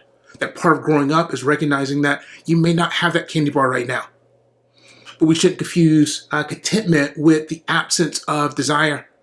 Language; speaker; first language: English; native; English